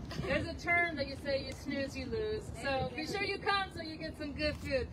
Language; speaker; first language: English; native; English